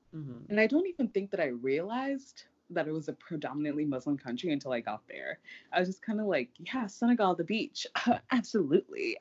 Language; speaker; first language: English; non-native, local second language; Yoruba